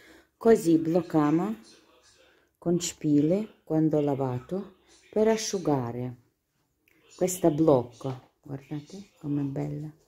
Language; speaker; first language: Italian; non-native, learner; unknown